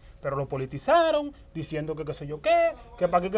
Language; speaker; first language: Spanish; native; Spanish